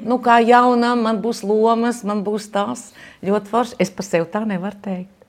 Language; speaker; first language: Latvian; native; Latvian